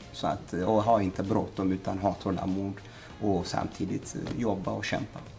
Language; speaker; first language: Swedish; non-native, fluent; Amharic